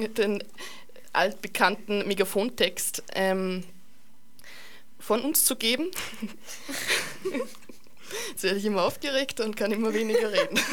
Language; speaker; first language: German; native; German